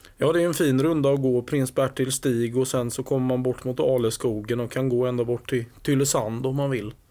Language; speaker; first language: Swedish; native; Swedish